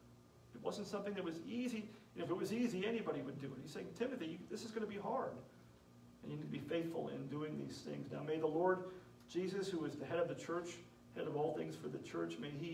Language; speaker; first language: English; native; English